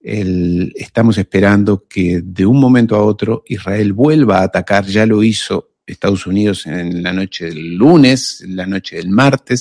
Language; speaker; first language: Spanish; native; Spanish